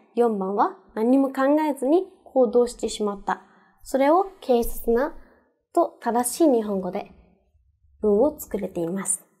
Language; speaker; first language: Japanese; native; Japanese